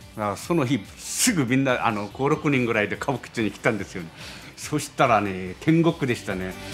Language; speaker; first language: Japanese; non-native, fluent; Korean